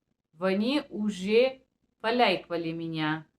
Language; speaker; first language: Russian; non-native, fluent; Bulgarian